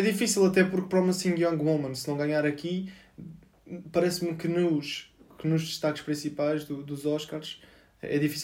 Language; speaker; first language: Portuguese; native; Portuguese